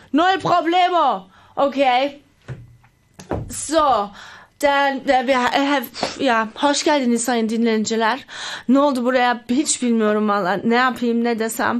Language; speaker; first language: Turkish; early bilingual, heritage; Turkish